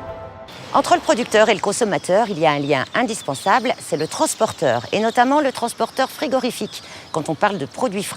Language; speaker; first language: French; native; French